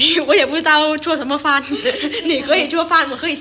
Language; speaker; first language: Chinese; non-native, fluent; Vietnamese